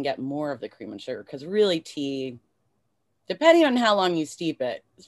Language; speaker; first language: English; native; English